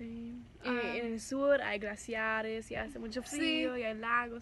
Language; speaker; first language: Spanish; non-native, fluent; German